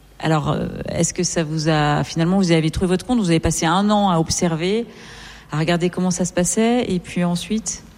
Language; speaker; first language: French; native; French